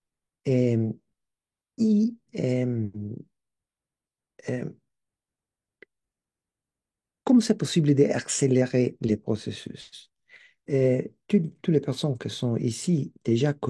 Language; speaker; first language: French; non-native, learner; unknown